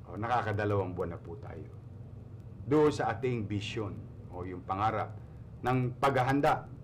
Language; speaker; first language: Filipino; native; Filipino